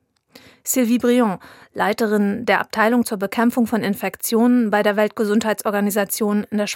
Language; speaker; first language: German; native; German